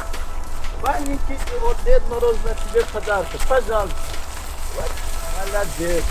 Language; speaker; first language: Russian; non-native, learner; Tajik